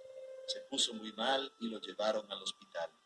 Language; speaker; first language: Spanish; native; Spanish